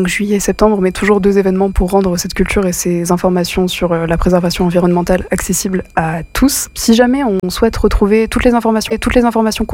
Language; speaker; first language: French; native; French